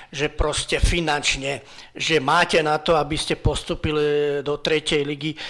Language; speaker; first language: Slovak; non-native, local second language; Hungarian